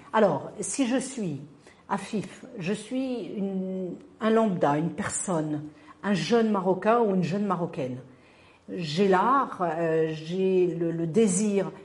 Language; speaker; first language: French; non-native, local second language; Arabic